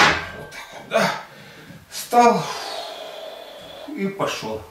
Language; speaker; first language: Russian; native; Russian